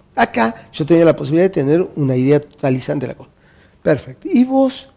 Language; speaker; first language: Spanish; native; Spanish